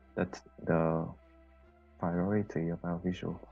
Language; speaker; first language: English; non-native, fluent; Vietnamese